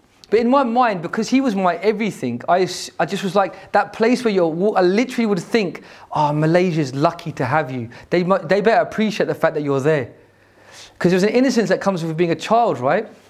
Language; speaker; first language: English; native; English